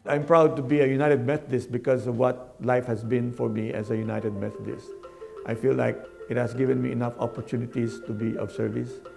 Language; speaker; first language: English; non-native, local second language; Filipino